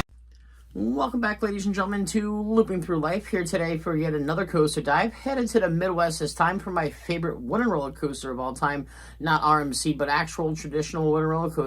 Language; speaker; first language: English; native; English